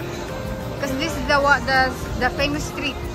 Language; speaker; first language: English; non-native, local second language; Filipino